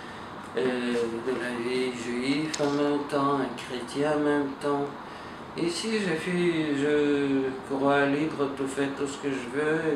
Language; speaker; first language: French; non-native, learner; Russian